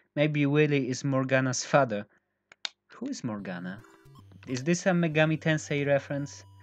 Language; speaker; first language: English; non-native, fluent; Polish